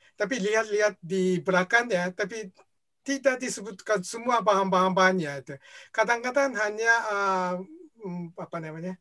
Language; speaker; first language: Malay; non-native, fluent; Japanese